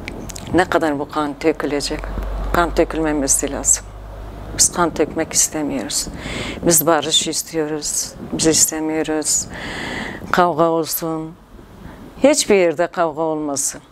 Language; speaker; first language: Turkish; non-native, local second language; Kurdish